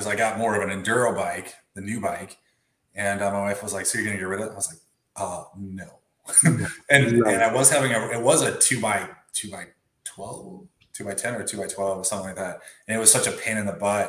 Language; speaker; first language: English; native; English